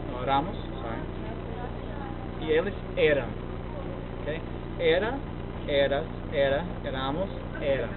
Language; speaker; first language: Portuguese; non-native, learner; English